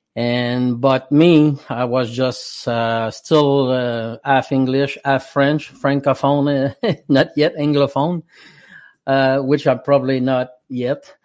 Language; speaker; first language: English; non-native, fluent; French